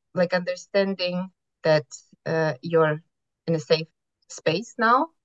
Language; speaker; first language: English; non-native, fluent; Ukrainian